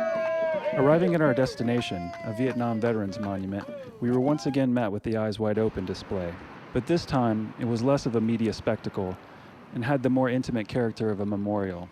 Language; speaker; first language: English; native; English